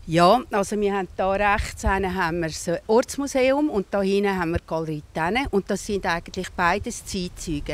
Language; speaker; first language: German; native; German